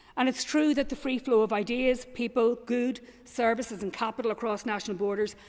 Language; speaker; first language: English; native; English